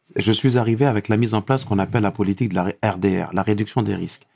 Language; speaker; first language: French; non-native, local second language; Arabic